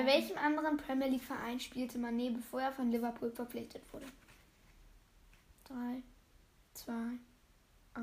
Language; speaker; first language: German; native; German